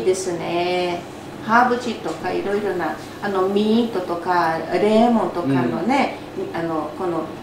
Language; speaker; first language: Japanese; non-native, fluent; Portuguese